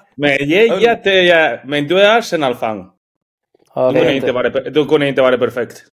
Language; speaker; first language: Swedish; non-native, fluent; Spanish